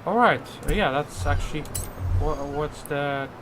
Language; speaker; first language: English; non-native, fluent; Polish